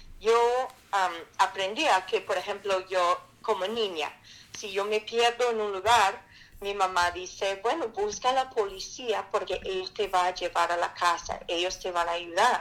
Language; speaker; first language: Spanish; non-native, fluent; English